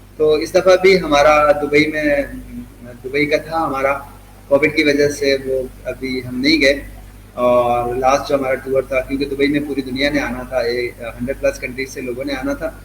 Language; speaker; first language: Urdu; native; Urdu